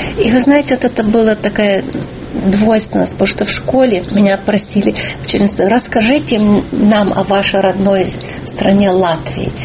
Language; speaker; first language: Russian; early bilingual, heritage; Russian